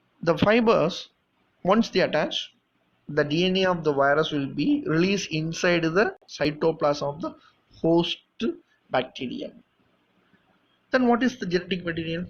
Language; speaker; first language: English; non-native, local second language; Tamil